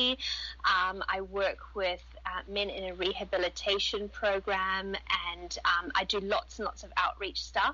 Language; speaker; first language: English; native; English